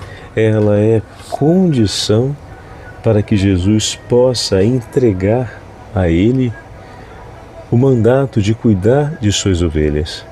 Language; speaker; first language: Portuguese; native; Portuguese